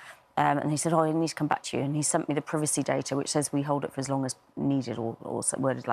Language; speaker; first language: English; native; English